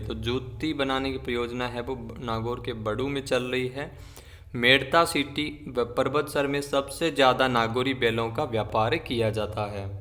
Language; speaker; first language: Hindi; native; Hindi